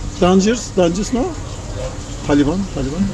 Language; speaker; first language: English; non-native, learner; Turkish